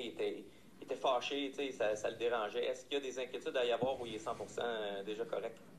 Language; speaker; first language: French; native; French